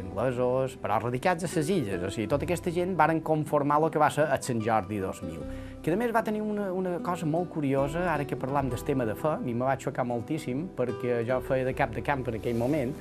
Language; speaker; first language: Catalan; native; Catalan